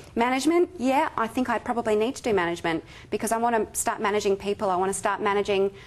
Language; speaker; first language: English; native; English